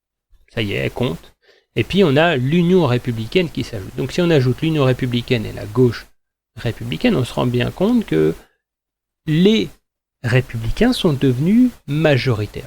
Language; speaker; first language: French; native; French